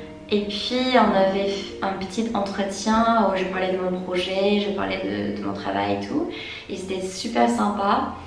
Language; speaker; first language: French; non-native, fluent; English